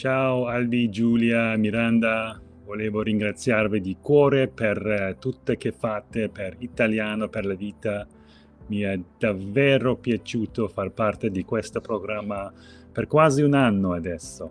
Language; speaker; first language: Italian; non-native, fluent; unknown